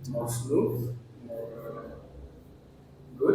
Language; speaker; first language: English; non-native, fluent; Indonesian